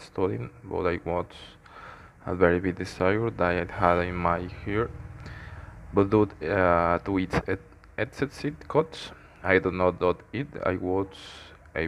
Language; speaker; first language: English; non-native, learner; Spanish